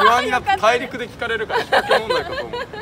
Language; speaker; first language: Japanese; native; Japanese